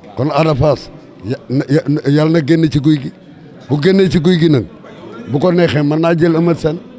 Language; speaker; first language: Wolof; native; Wolof